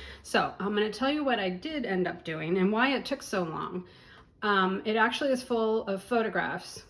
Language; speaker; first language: English; native; English